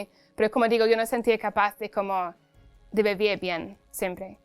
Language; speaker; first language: Spanish; non-native, fluent; English